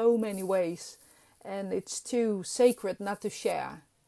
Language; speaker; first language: English; non-native, fluent; Dutch